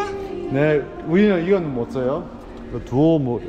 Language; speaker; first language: Korean; early bilingual, heritage; English